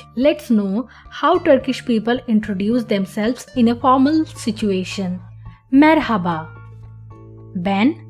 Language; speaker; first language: English; non-native, fluent; Turkish